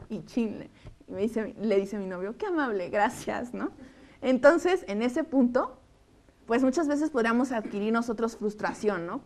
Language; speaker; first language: Spanish; native; Spanish